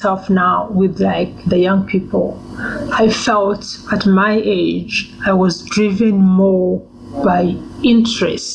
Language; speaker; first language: English; non-native, local second language; Kinyarwanda